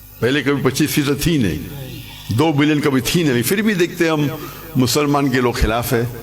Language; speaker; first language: Urdu; non-native, local second language; Konkani